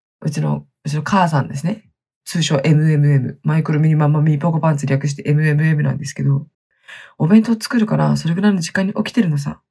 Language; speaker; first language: Japanese; native; Japanese